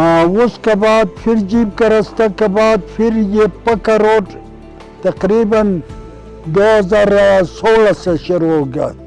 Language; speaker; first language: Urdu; non-native, local second language; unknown